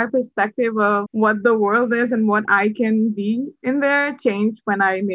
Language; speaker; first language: English; non-native, local second language; Hindi